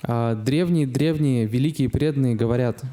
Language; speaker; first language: Russian; native; Russian